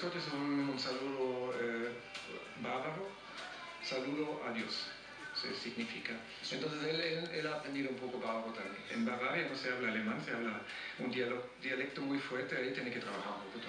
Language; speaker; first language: Spanish; non-native, fluent; German